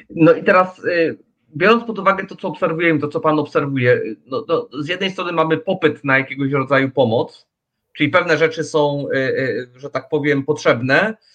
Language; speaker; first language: Polish; native; Polish